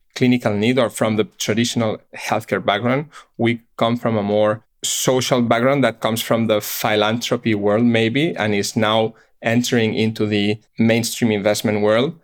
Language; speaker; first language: English; non-native, fluent; Catalan